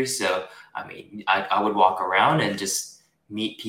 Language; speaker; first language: English; early bilingual, other home language; Japanese